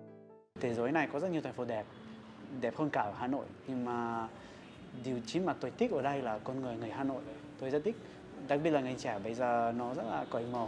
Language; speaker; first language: Vietnamese; non-native, fluent; Serbian